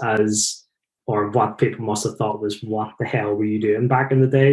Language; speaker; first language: English; native; English